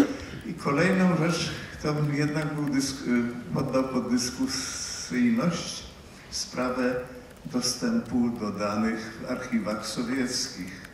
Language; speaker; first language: Polish; native; Polish